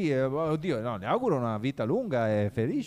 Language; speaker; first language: Italian; native; Italian